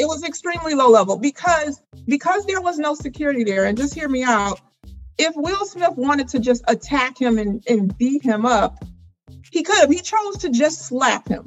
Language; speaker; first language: English; native; English